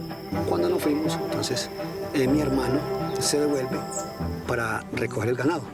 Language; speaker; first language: Spanish; native; Spanish